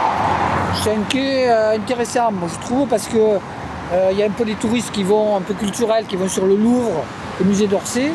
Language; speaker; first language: French; native; French